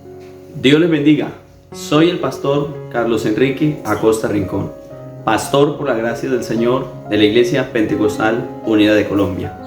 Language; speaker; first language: Spanish; native; Spanish